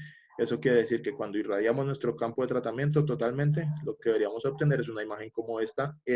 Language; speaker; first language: Spanish; native; Spanish